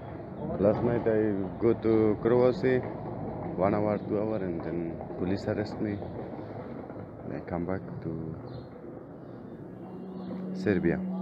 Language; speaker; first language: English; non-native, learner; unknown